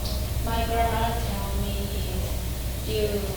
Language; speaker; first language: English; non-native, learner; Chinese